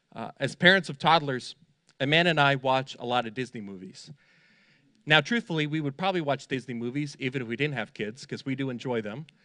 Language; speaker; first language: English; native; English